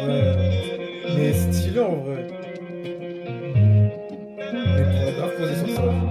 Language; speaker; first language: French; native; French